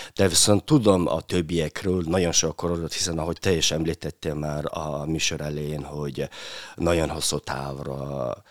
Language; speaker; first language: Hungarian; non-native, fluent; Mongolian